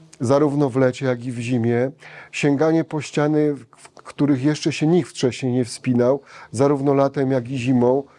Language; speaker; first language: Polish; native; Polish